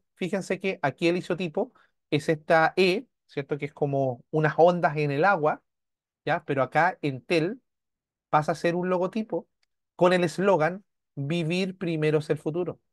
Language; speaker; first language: Spanish; native; Spanish